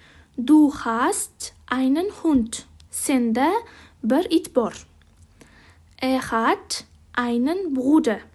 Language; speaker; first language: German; non-native, fluent; Uzbek